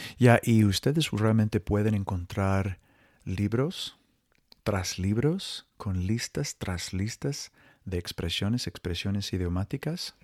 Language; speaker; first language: Spanish; non-native, fluent; English